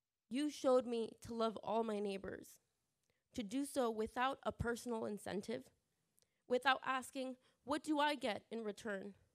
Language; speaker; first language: English; early bilingual, other home language; Spanish